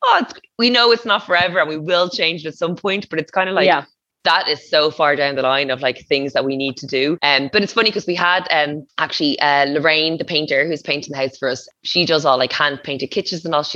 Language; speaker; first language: English; native; English